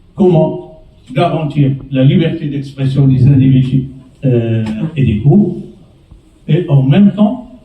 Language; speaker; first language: French; non-native, local second language; Arabic